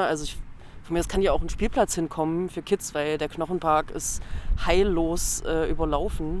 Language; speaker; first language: German; native; German